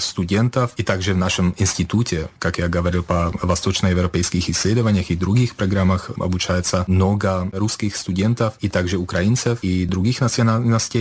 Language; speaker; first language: Russian; non-native, fluent; Czech